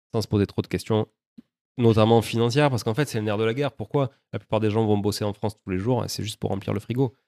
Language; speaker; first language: French; native; French